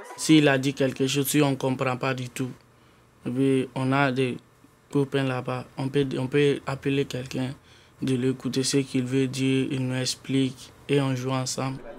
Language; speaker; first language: French; non-native, local second language; Bambara